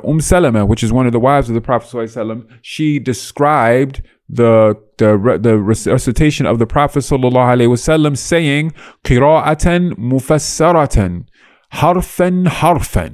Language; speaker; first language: English; native; English